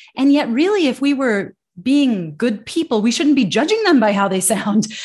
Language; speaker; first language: English; native; English